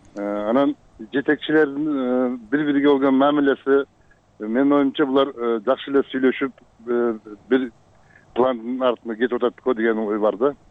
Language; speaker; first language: Kyrgyz; non-native, local second language; Uzbek